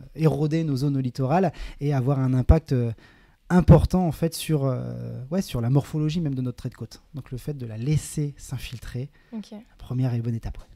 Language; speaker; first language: French; native; French